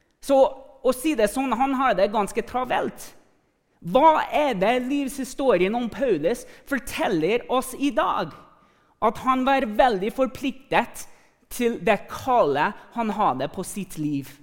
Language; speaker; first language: Norwegian; non-native, fluent; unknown